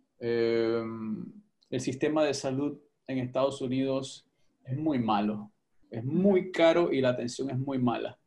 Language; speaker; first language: Spanish; native; Spanish